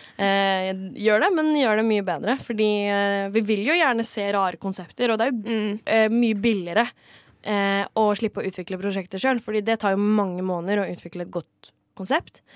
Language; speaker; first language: Norwegian; native; Norwegian